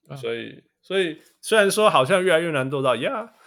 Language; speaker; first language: Chinese; non-native, local second language; Min Nan Chinese